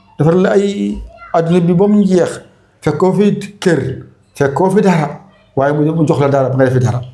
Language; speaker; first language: Wolof; non-native, local second language; Fula